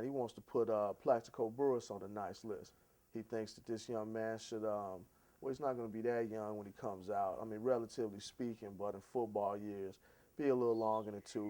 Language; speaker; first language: English; native; English